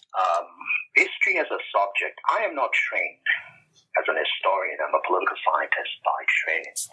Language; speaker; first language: English; non-native, local second language; Yoruba